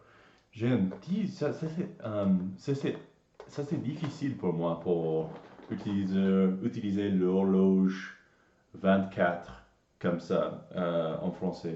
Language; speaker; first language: French; non-native, learner; English